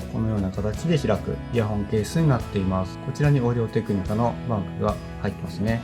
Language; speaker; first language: Japanese; native; Japanese